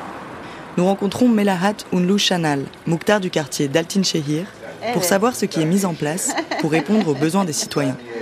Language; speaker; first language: French; native; French